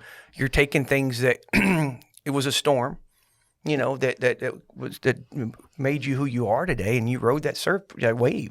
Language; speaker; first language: English; native; English